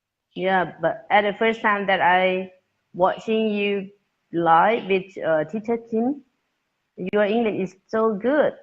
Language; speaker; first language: English; non-native, learner; Thai